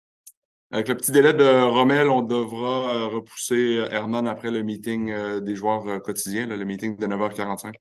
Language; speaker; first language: French; native; French